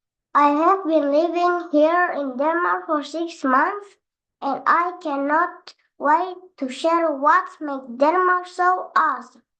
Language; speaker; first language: English; non-native, learner; Indonesian